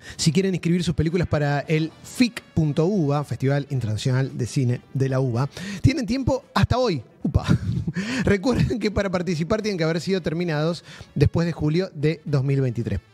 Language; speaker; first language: Spanish; native; Spanish